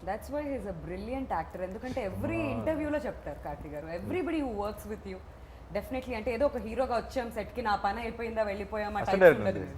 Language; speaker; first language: Telugu; native; Telugu